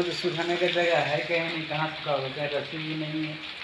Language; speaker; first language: Hindi; native; Hindi